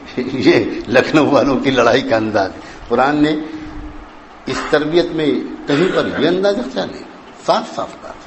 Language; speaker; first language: Urdu; native; Urdu